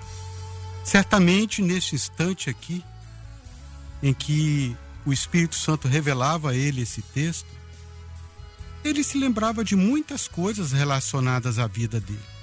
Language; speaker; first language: Portuguese; native; Portuguese